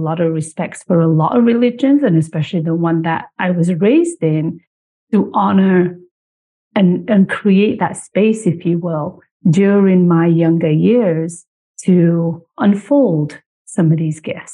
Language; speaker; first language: English; native; English